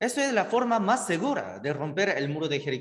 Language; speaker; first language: Spanish; native; Spanish